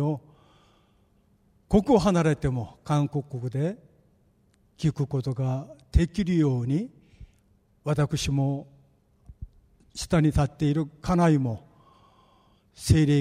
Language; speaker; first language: Japanese; non-native, fluent; Korean